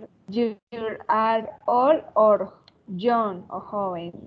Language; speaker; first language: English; non-native, learner; Spanish